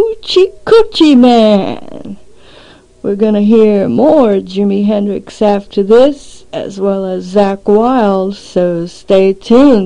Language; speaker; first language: English; native; English